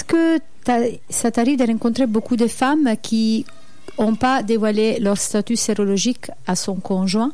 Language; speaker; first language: French; native; French